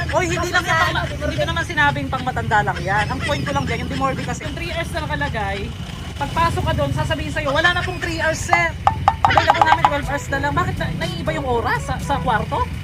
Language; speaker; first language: Filipino; native; Filipino